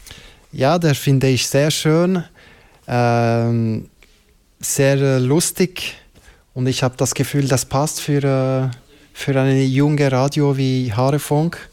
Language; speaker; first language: German; non-native, local second language; French